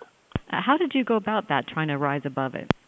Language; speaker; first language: English; native; English